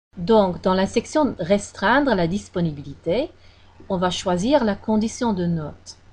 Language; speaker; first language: French; non-native, fluent; English